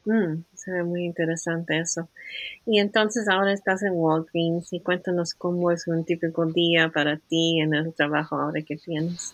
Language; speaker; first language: Spanish; early bilingual, heritage; Spanish